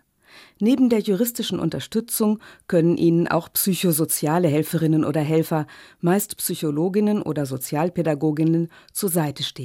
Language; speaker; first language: German; native; German